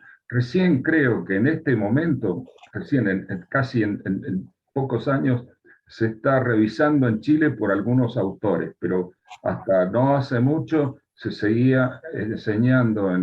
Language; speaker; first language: Spanish; native; Spanish